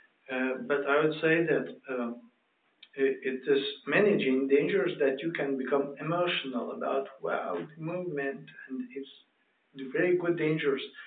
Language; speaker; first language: English; non-native, learner; Lithuanian